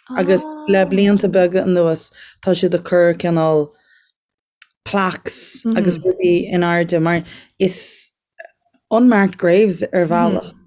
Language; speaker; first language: Irish; native; Irish